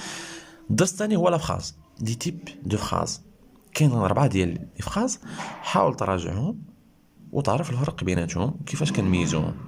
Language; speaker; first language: Arabic; native; Arabic